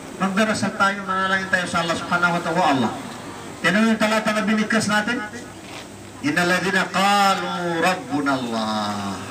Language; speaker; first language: Filipino; non-native, local second language; Maguindanaon